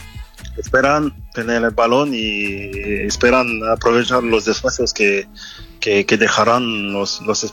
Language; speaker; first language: Spanish; non-native, fluent; French